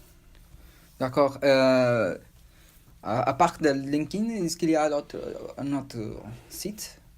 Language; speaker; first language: French; non-native, learner; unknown